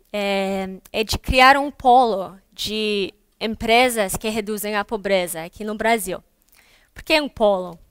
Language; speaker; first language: Portuguese; non-native, fluent; English